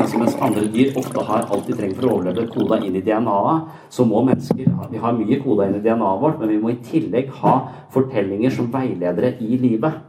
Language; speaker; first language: Norwegian; native; Norwegian